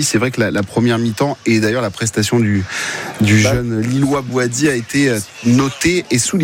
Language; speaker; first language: French; native; French